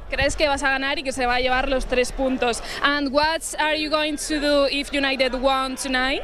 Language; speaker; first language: Spanish; native; Spanish